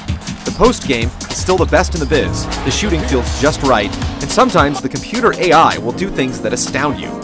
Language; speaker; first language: English; native; English